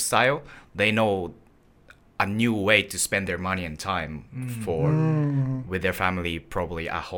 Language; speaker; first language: English; non-native, fluent; Japanese